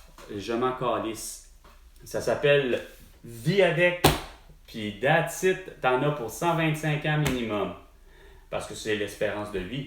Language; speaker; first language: French; native; French